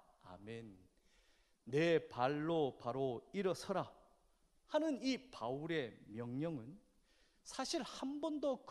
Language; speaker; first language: Korean; native; Korean